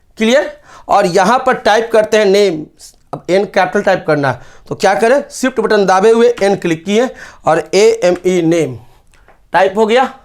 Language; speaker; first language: Hindi; native; Hindi